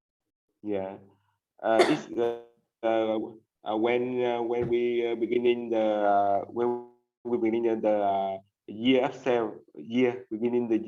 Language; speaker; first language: English; non-native, learner; Vietnamese